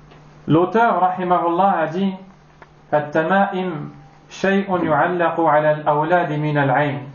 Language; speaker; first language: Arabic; non-native, fluent; French